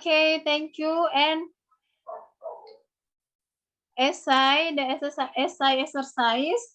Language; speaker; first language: English; non-native, learner; Indonesian